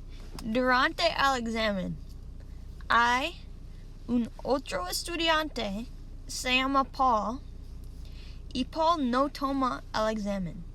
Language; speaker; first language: Spanish; non-native, learner; English